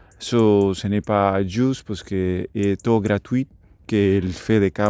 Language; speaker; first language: French; non-native, learner; Spanish